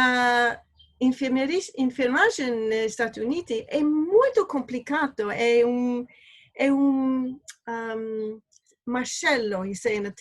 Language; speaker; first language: Italian; non-native, learner; English